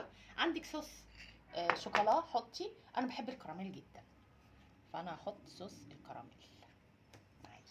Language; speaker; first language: Arabic; native; Arabic